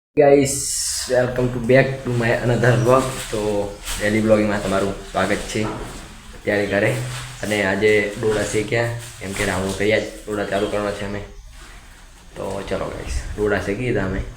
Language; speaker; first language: Gujarati; non-native, local second language; Rathawi